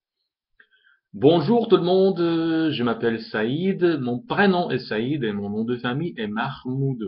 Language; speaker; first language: French; non-native, fluent; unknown